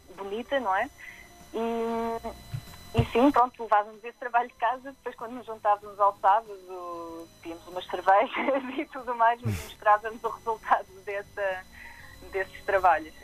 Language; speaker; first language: Portuguese; native; Portuguese